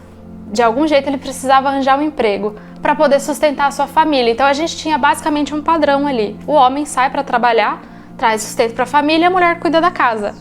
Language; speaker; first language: Portuguese; native; Portuguese